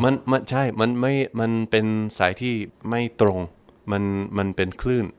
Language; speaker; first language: Thai; non-native, fluent; English